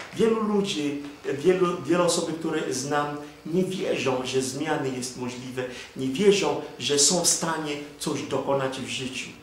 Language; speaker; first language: Polish; non-native, fluent; Igbo